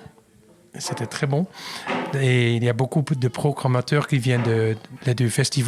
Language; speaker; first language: French; non-native, learner; Dutch